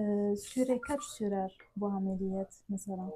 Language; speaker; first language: Turkish; non-native, fluent; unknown